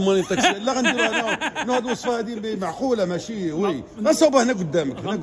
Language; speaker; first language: Arabic; native; Arabic